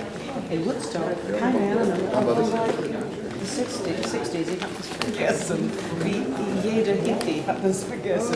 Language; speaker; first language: German; non-native, learner; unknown